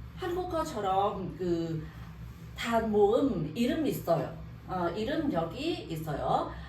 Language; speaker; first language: Korean; non-native, learner; Vietnamese